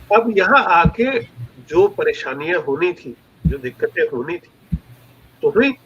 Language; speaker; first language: Hindi; non-native, local second language; Punjabi